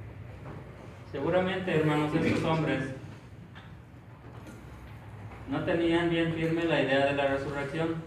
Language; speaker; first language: Spanish; native; Spanish